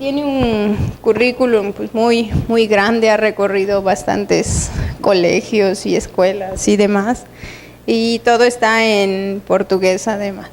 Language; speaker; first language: Spanish; native; Spanish